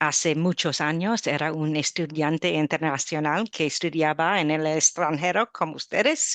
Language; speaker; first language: Spanish; non-native, fluent; English